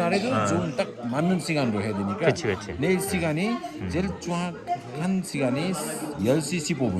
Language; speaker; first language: Korean; non-native, learner; Nepali